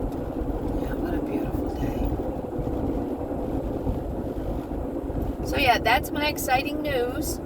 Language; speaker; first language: English; native; English